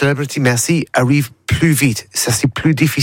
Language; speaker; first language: French; non-native, learner; English